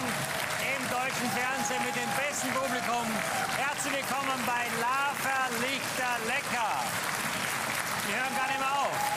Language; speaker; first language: German; native; German